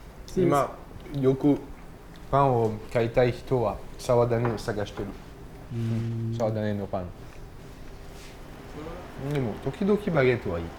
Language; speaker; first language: Japanese; non-native, learner; French